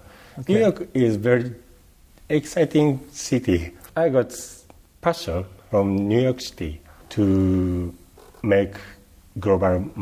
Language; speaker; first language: English; non-native, learner; Japanese